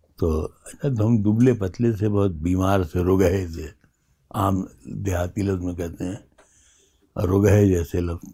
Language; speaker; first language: Hindi; native; Hindi